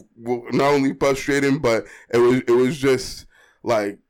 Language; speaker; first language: English; native; English